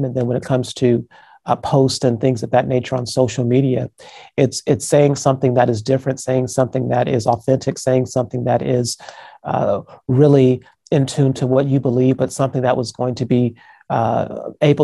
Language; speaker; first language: English; native; English